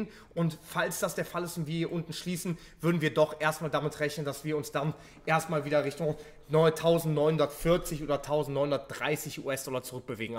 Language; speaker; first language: German; native; German